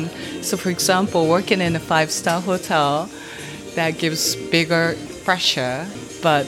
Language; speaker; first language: English; non-native, fluent; Japanese